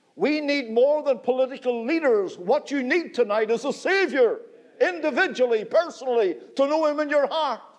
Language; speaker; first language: English; native; English